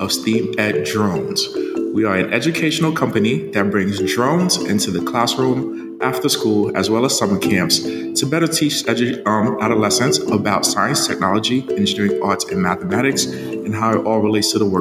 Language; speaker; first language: English; early bilingual, other home language; Haitian Creole